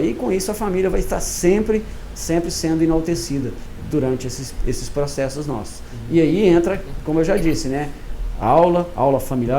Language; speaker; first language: Portuguese; native; Portuguese